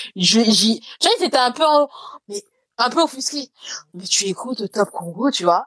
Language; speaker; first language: French; native; French